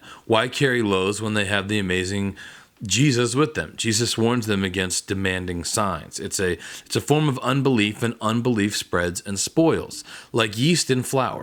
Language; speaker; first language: English; native; English